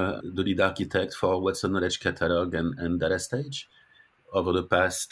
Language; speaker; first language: English; non-native, fluent; French